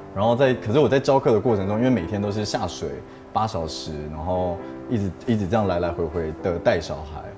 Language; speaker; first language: Chinese; native; Chinese